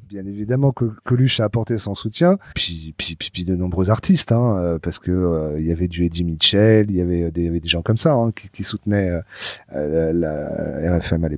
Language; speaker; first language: French; native; French